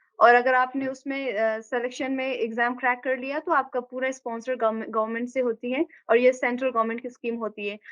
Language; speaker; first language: Hindi; non-native, local second language; Nepali